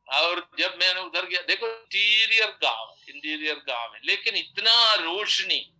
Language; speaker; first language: Hindi; non-native, local second language; Odia